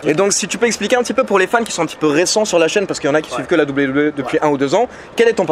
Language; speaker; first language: French; native; French